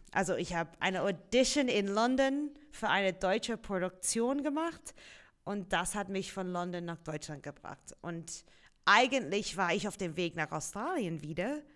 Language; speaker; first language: German; non-native, fluent; English